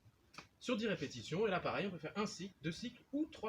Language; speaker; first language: French; native; French